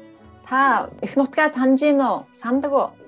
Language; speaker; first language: Mongolian; native; Mongolian